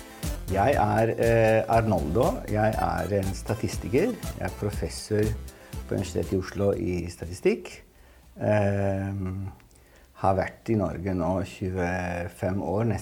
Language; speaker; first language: Norwegian; non-native, fluent; Italian